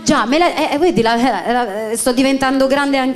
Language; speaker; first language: Italian; native; Italian